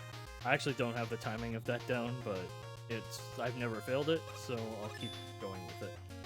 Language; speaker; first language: English; native; English